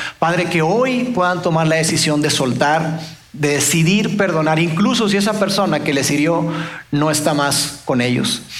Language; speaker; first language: Spanish; native; Spanish